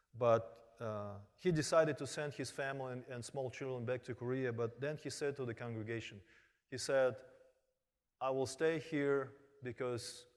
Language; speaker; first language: English; early bilingual, other home language; Korean